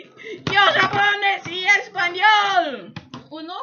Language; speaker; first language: Spanish; non-native, learner; English